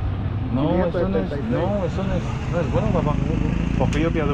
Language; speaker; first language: Spanish; non-native, learner; French